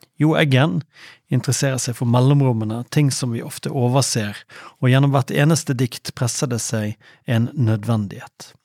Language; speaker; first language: Norwegian; native; Norwegian